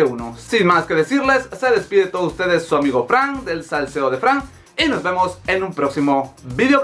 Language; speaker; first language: Spanish; native; Spanish